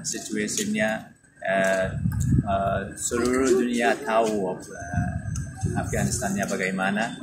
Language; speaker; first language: Indonesian; non-native, learner; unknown